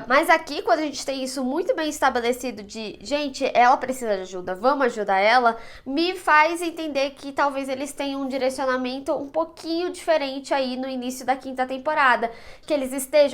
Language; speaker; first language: Portuguese; native; Portuguese